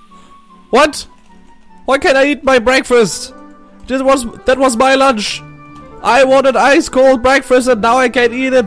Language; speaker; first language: English; non-native, fluent; German